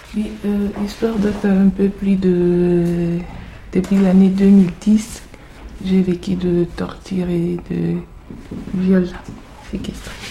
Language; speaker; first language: French; non-native, local second language; Lingala